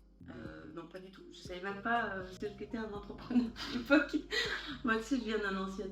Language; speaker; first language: French; native; French